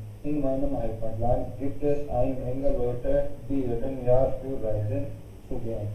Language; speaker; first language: German; non-native, learner; Hindi